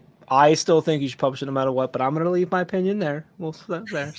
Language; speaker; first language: English; native; English